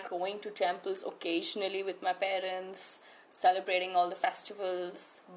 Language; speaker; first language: English; non-native, local second language; Hindi